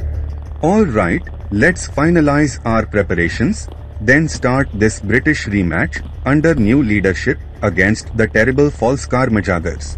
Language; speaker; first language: English; non-native, fluent; Portuguese